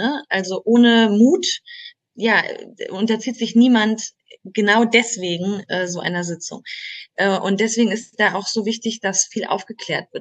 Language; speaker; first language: German; native; German